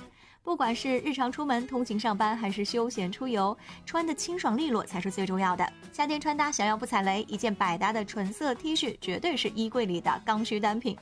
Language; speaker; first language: Chinese; native; Chinese